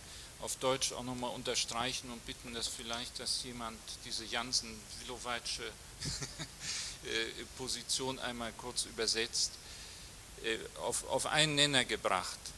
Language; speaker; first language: German; native; German